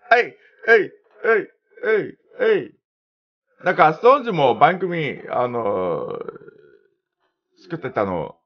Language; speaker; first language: Japanese; non-native, learner; English